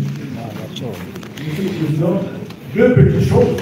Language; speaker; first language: French; non-native, local second language; Lingala